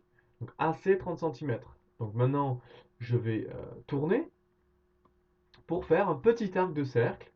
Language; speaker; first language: French; native; French